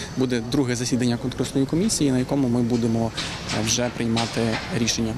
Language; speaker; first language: Ukrainian; native; Ukrainian